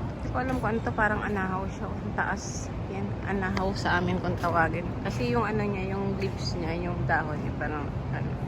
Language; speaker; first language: Filipino; native; Filipino